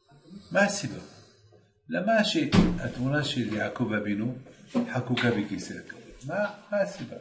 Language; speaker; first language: Hebrew; non-native, fluent; French